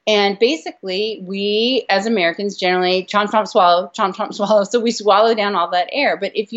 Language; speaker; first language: English; native; English